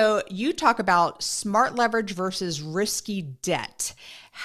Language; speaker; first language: English; native; English